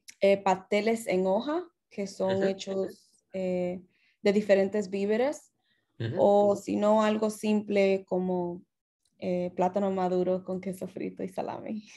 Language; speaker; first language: Spanish; early bilingual, heritage; Spanish